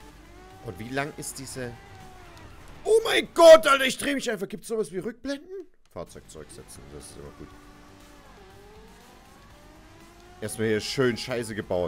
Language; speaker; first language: German; native; German